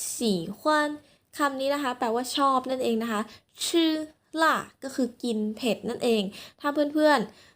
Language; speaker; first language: Thai; native; Thai